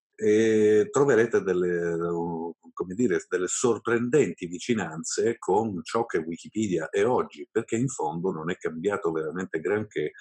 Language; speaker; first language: Italian; native; Italian